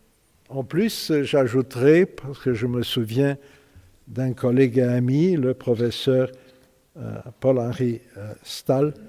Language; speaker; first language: French; non-native, fluent; Romanian